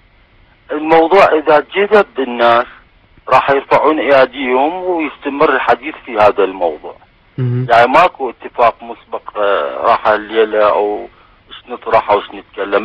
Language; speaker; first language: Arabic; native; Arabic